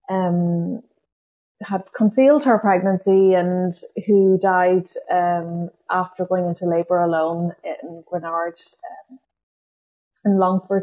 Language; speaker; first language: English; non-native, local second language; Irish